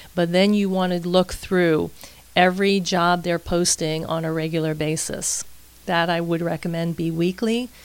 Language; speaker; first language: English; native; English